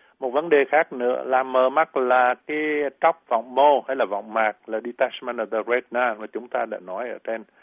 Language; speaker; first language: Vietnamese; native; Vietnamese